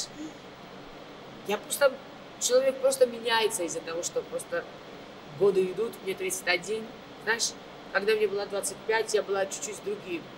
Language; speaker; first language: Russian; non-native, fluent; Georgian